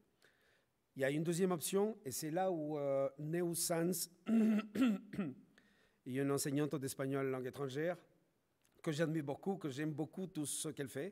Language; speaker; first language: French; non-native, fluent; Spanish